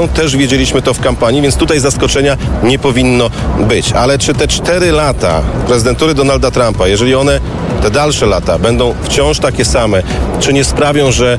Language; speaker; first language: Polish; native; Polish